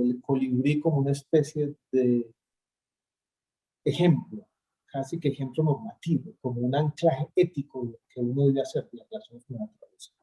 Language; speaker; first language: Spanish; native; Spanish